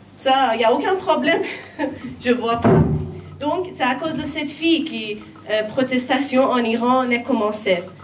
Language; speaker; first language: French; non-native, learner; Persian